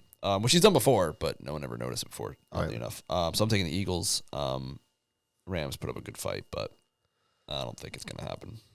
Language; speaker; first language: English; native; English